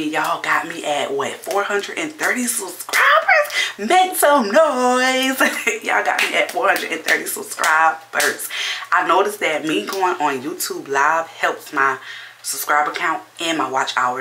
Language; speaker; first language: English; native; English